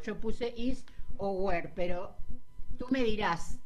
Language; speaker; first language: Spanish; native; Spanish